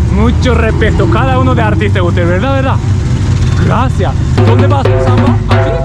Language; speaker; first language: Spanish; non-native, learner; Japanese